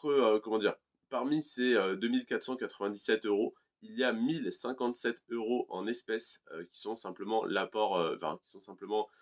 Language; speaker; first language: French; native; French